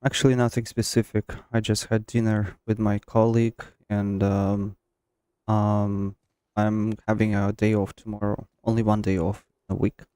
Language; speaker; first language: English; non-native, fluent; Russian